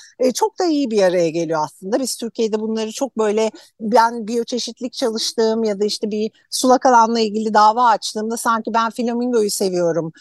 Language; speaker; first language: Turkish; native; Turkish